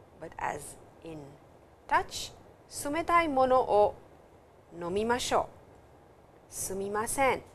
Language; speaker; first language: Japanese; non-native, fluent; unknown